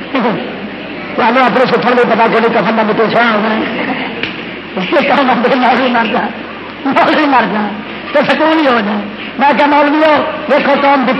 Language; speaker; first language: Urdu; non-native, local second language; Saraiki